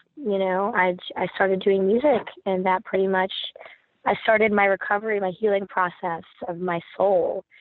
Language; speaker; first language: English; native; English